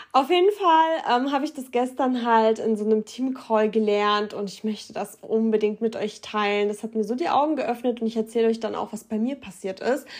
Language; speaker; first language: German; early bilingual, other home language; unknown